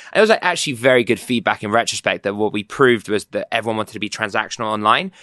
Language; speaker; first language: English; native; English